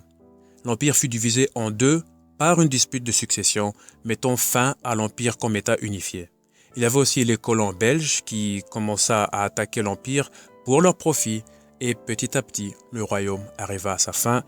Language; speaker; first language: French; native; French